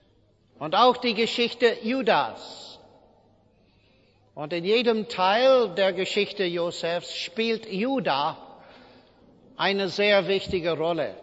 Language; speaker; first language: German; non-native, fluent; English